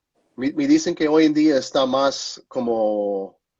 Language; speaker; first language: Spanish; non-native, fluent; English